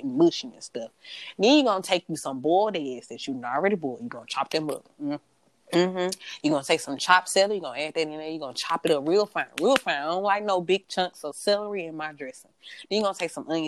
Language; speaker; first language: English; native; English